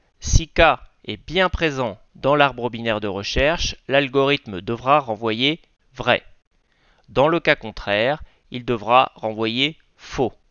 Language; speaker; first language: French; native; French